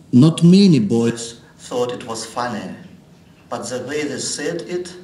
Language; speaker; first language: English; non-native, fluent; Russian